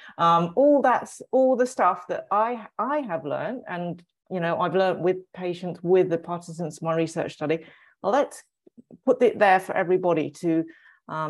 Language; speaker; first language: English; native; English